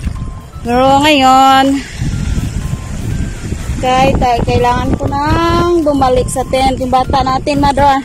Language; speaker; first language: Filipino; non-native, local second language; Cebuano